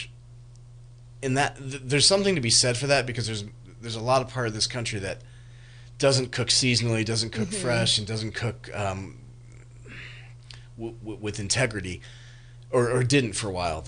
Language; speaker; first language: English; native; English